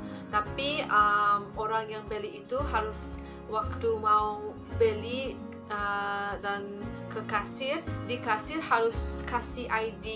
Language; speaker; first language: Indonesian; non-native, fluent; English